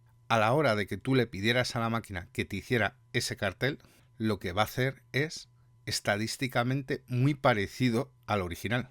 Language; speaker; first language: Spanish; native; Spanish